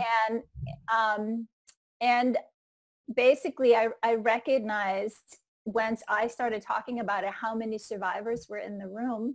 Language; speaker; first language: English; non-native, fluent; Icelandic